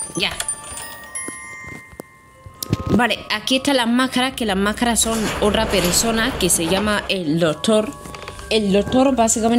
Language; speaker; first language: Spanish; native; Spanish